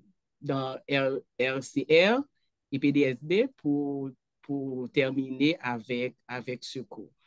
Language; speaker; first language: French; non-native, local second language; Haitian Creole